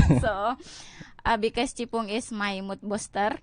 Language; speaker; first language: English; non-native, learner; Indonesian